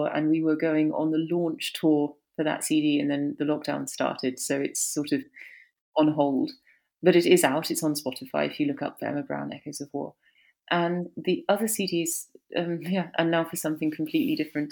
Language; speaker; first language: English; native; English